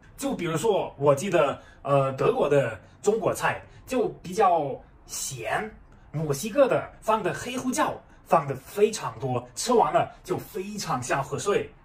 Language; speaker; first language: Chinese; non-native, fluent; German